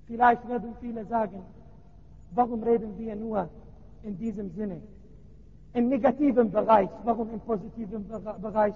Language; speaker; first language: German; non-native, learner; Arabic